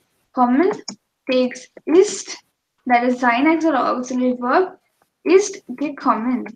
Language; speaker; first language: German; non-native, fluent; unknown